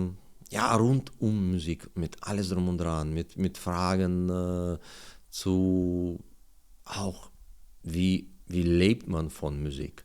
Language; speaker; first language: German; non-native, learner; Russian